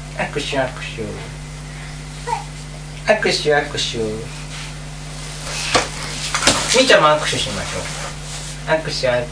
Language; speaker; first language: Japanese; native; Japanese